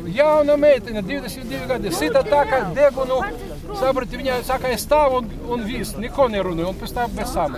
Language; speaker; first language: Latvian; non-native, local second language; Russian